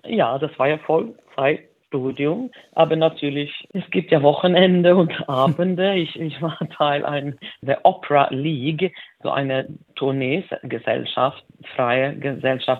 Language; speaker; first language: German; non-native, fluent; Swedish